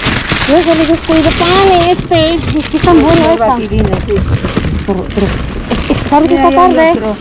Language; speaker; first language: Spanish; non-native, learner; Filipino